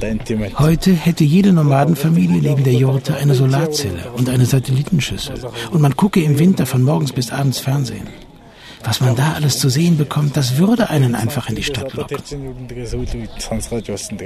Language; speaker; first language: German; native; German